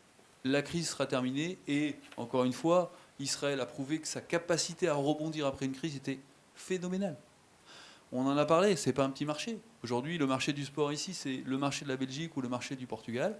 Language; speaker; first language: French; native; French